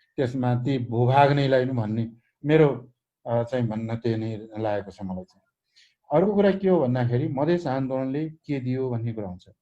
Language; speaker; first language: Nepali; non-native, local second language; Maithili